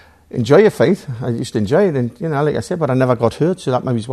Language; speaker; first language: English; native; English